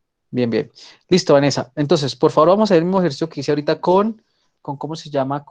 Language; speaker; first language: Spanish; native; Spanish